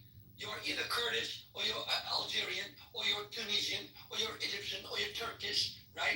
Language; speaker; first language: English; native; English